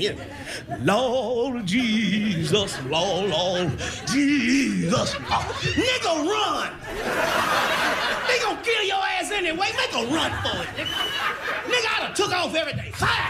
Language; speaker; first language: English; native; English